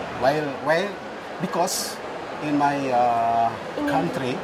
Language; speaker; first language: English; non-native, learner; Indonesian